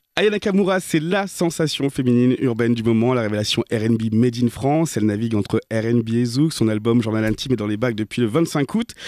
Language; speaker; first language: French; native; French